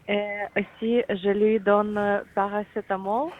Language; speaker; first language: French; non-native, learner; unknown